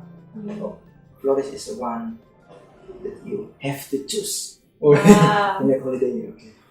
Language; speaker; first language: English; non-native, learner; Indonesian